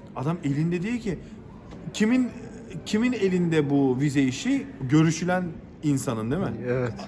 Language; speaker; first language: Turkish; native; Turkish